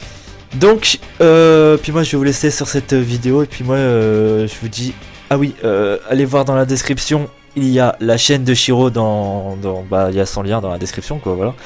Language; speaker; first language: French; native; French